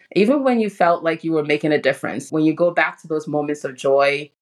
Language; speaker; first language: English; early bilingual, other home language; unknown